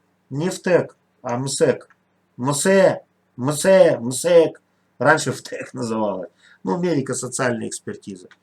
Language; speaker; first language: Russian; native; Russian